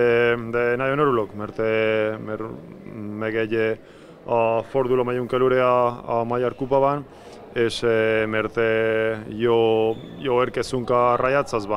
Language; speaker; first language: Hungarian; non-native, learner; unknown